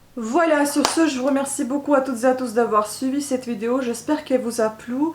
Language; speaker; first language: French; non-native, fluent; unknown